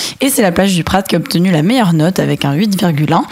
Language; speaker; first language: French; native; French